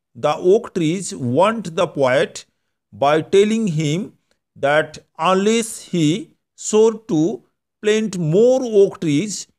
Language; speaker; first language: English; non-native, local second language; Bangla